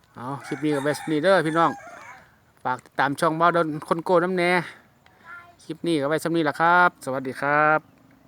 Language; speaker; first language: Thai; native; Thai